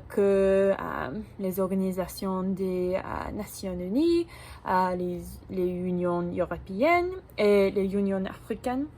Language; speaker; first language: French; non-native, learner; English